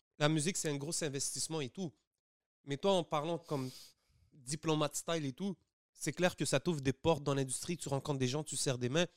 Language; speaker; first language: French; native; French